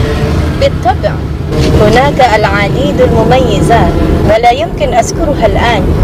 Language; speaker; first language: Arabic; non-native, fluent; Indonesian